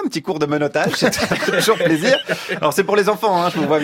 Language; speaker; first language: French; native; French